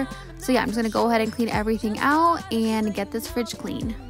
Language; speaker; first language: English; native; English